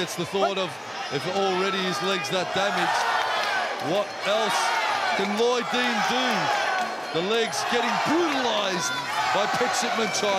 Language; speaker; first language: English; native; English